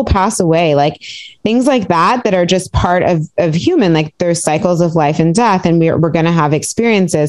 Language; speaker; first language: English; native; English